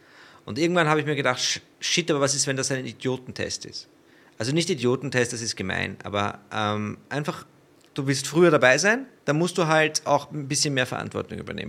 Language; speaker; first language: German; native; German